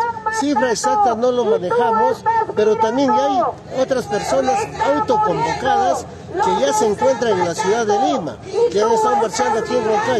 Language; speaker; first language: Spanish; native; Spanish